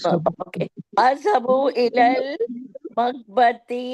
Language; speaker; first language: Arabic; non-native, learner; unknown